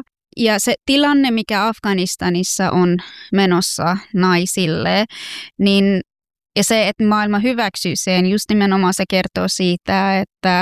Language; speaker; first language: Finnish; non-native, fluent; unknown